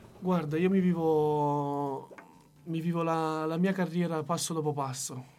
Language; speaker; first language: Italian; early bilingual, other home language; Ukrainian